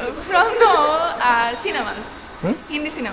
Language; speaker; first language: Hindi; non-native, learner; Bangla